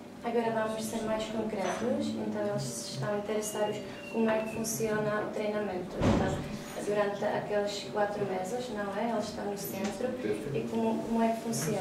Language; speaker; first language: Portuguese; non-native, fluent; Czech